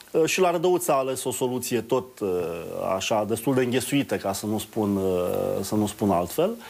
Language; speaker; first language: Romanian; native; Romanian